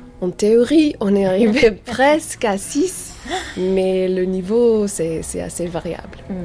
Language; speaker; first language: French; non-native, learner; English